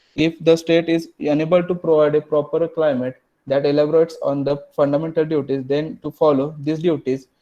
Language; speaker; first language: English; non-native, local second language; Marathi